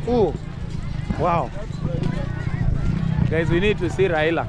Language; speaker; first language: English; non-native, learner; Swahili